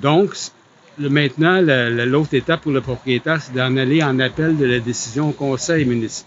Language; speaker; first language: French; native; French